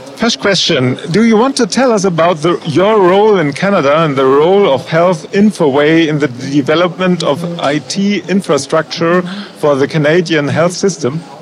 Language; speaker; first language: English; non-native, fluent; German